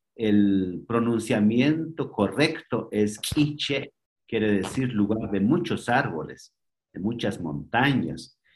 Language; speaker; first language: Spanish; non-native, local second language; Kʼicheʼ